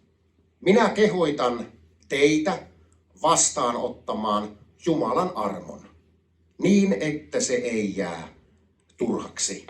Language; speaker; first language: Finnish; native; Finnish